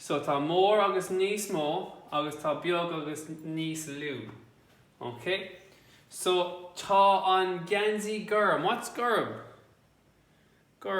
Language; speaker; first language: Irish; non-native, local second language; English